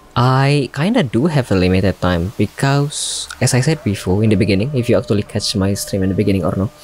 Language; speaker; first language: English; non-native, fluent; Indonesian